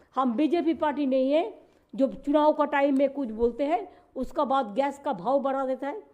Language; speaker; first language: Hindi; non-native, local second language; Bangla